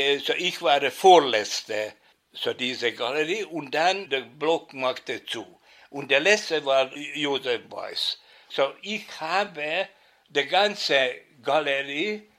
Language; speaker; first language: German; non-native, fluent; Hungarian